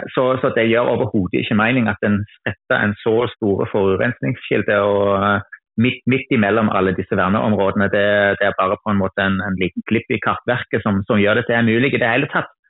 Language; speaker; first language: Norwegian; non-native, fluent; German